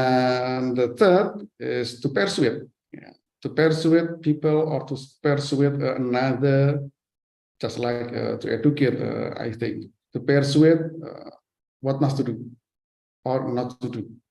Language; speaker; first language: English; non-native, fluent; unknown